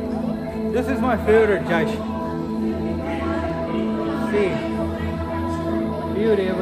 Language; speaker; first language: English; non-native, local second language; Hindi